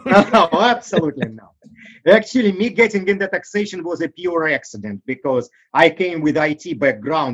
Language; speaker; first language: English; non-native, fluent; Russian